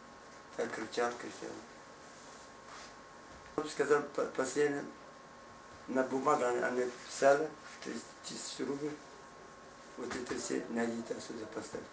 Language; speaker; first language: Russian; non-native, learner; Tajik